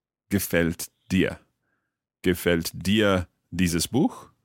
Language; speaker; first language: German; non-native, learner; English